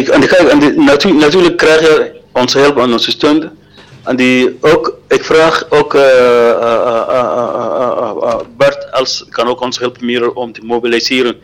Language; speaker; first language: Dutch; non-native, learner; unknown